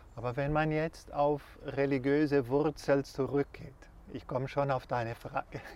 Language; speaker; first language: German; non-native, fluent; Portuguese